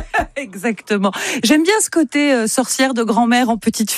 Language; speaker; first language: French; native; French